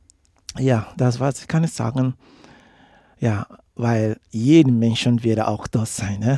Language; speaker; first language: German; non-native, learner; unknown